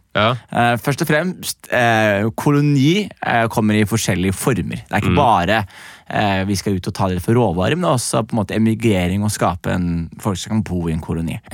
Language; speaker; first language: Norwegian; early bilingual, other home language; Somali